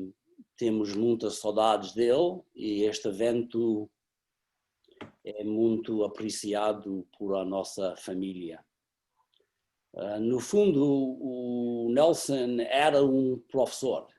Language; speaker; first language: Portuguese; early bilingual, heritage; English